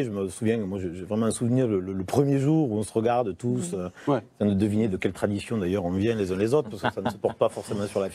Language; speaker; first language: French; native; French